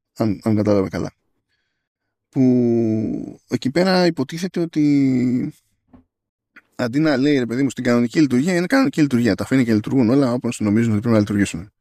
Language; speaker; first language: Greek; native; Greek